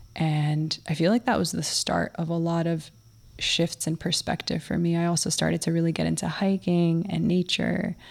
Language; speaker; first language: English; early bilingual, other home language; Russian